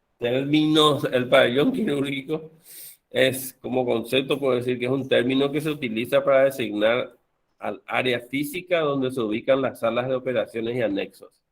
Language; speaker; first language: Spanish; native; Spanish